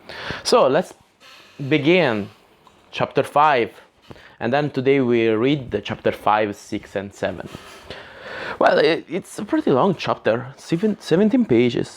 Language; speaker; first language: English; non-native, fluent; Italian